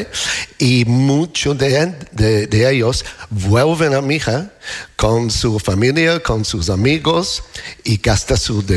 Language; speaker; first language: Spanish; non-native, learner; English